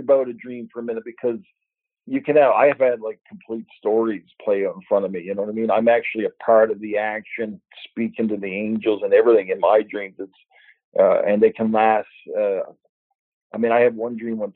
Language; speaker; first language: English; native; English